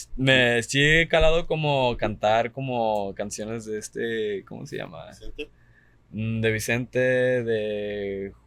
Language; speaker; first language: Spanish; early bilingual, heritage; Spanish